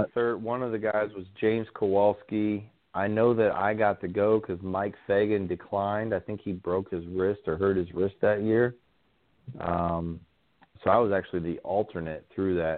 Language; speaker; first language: English; native; English